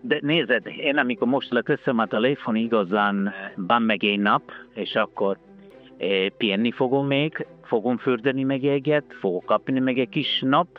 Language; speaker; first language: Hungarian; non-native, fluent; Italian